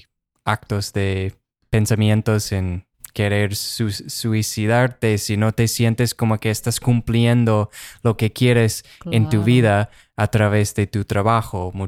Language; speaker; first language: Spanish; non-native, fluent; English